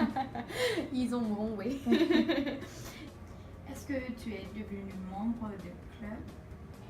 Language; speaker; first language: French; non-native, learner; English